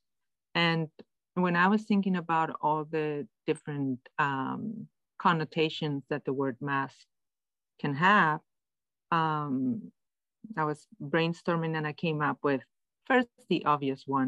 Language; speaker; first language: English; non-native, fluent; Spanish